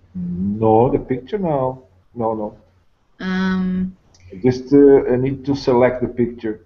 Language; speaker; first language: English; non-native, learner; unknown